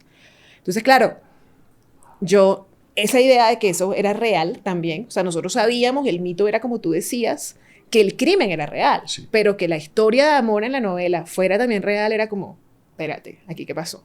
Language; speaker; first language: Spanish; native; Spanish